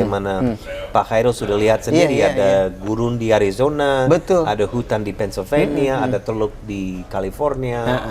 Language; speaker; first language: Indonesian; non-native, fluent; English